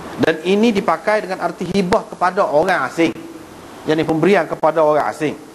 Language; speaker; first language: Malay; native; Malay